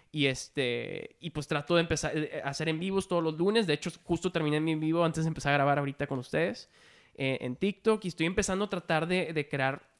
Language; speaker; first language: Spanish; native; Spanish